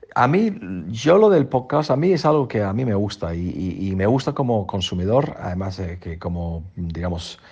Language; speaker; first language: Spanish; non-native, fluent; English